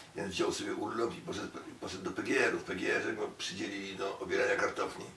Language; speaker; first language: Polish; native; Polish